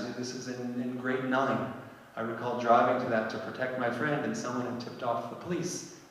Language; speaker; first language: English; native; English